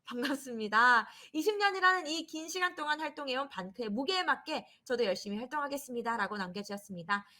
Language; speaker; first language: Korean; native; Korean